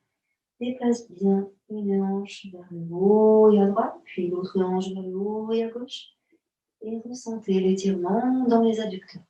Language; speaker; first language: French; native; French